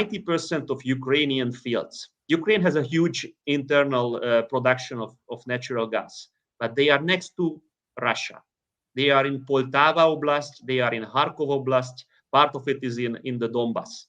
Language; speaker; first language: English; non-native, fluent; Hungarian